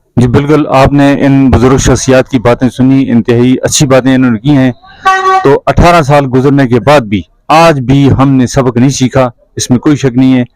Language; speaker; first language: Urdu; non-native, local second language; Northern Hindko